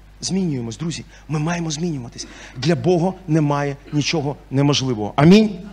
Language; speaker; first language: Ukrainian; non-native, local second language; Russian